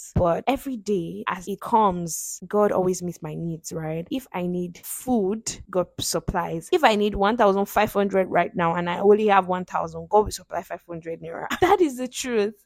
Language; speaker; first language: English; non-native, local second language; Yoruba